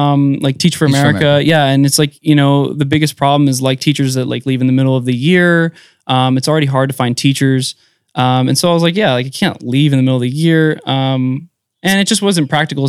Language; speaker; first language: English; native; English